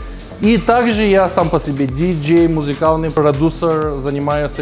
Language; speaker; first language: Russian; non-native, learner; Bulgarian